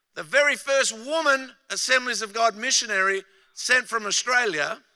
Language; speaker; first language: English; native; English